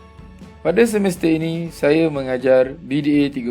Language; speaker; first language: Malay; native; Malay